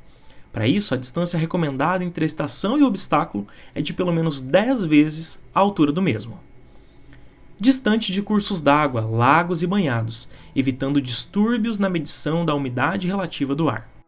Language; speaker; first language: Portuguese; native; Portuguese